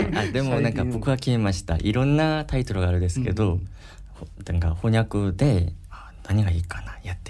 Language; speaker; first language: Japanese; non-native, learner; Korean